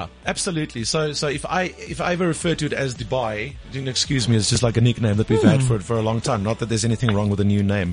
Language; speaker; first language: English; native; English